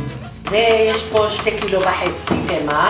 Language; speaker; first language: Hebrew; early bilingual, other home language; Arabic